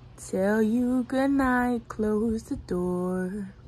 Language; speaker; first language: English; native; English